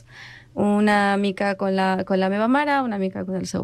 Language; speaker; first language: Catalan; non-native, learner; Spanish